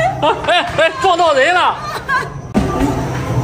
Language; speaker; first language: Chinese; native; Chinese